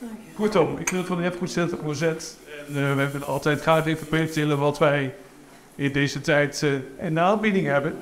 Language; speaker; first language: Dutch; native; Dutch